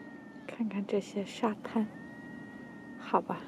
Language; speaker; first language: Chinese; native; Chinese